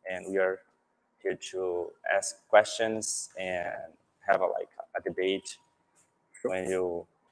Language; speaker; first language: English; non-native, fluent; Portuguese